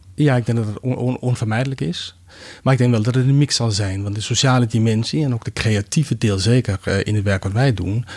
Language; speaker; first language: Dutch; non-native, fluent; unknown